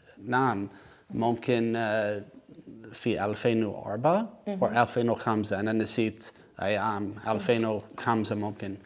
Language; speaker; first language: Arabic; non-native, learner; English